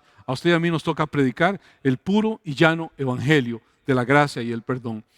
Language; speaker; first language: Spanish; native; Spanish